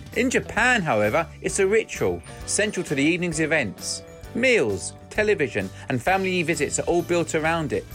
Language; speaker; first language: English; native; English